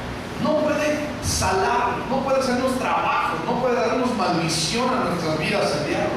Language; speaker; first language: Spanish; native; Spanish